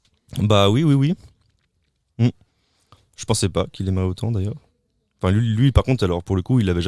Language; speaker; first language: French; native; French